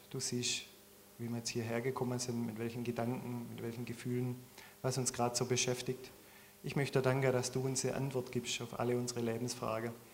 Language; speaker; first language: German; native; German